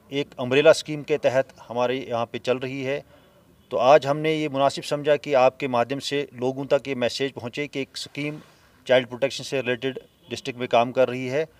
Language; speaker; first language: Hindi; non-native, local second language; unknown